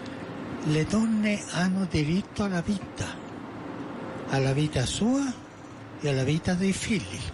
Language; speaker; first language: Italian; non-native, fluent; Spanish